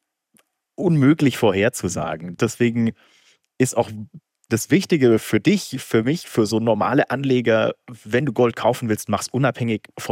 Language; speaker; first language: German; native; German